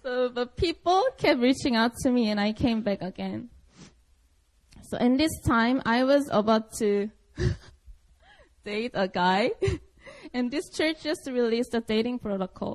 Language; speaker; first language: English; non-native, fluent; Korean